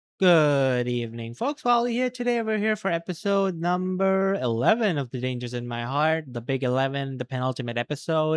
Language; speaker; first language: English; native; English